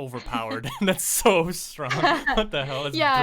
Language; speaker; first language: English; non-native, fluent; French